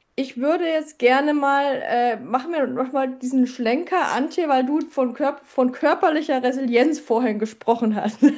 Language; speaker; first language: German; native; German